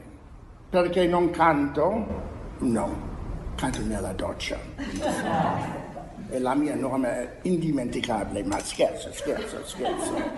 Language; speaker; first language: Italian; non-native, learner; English